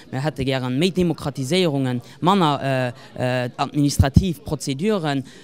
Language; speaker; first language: Luxembourgish; native; Luxembourgish